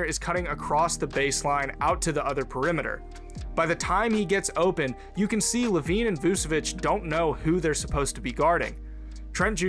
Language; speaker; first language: English; native; English